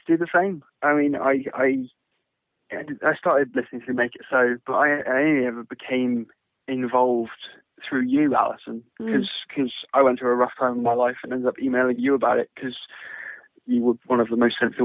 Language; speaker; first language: English; native; English